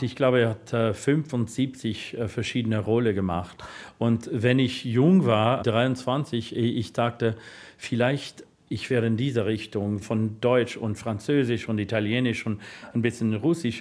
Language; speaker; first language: German; non-native, fluent; English